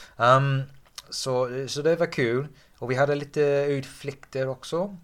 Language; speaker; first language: Swedish; non-native, fluent; English